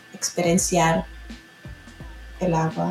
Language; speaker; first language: Spanish; early bilingual, heritage; Spanish